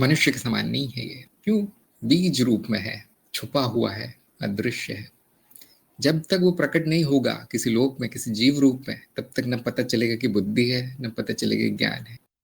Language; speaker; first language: Hindi; native; Hindi